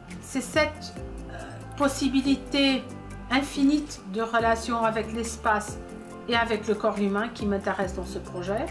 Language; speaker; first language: French; non-native, fluent; Portuguese